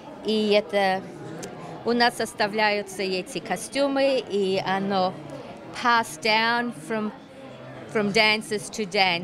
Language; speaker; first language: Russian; early bilingual, heritage; Russian